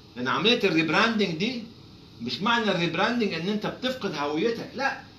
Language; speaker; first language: Arabic; native; Arabic